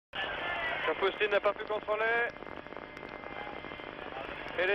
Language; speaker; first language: French; native; French